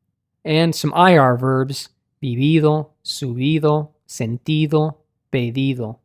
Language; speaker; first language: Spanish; non-native, learner; English